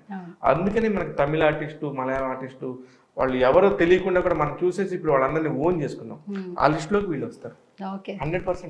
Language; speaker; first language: Telugu; native; Telugu